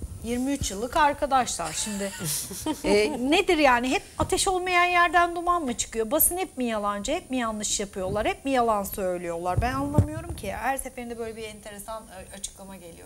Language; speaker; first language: Turkish; native; Turkish